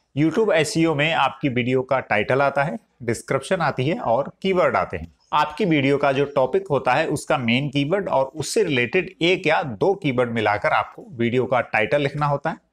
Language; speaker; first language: Hindi; native; Hindi